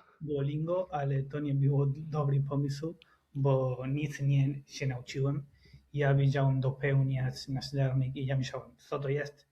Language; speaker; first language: Polish; non-native, learner; Spanish